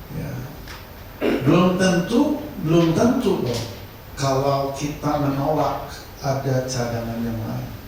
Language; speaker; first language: Indonesian; non-native, fluent; English